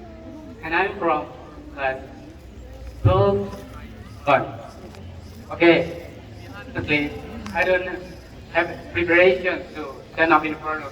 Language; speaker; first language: English; non-native, learner; Indonesian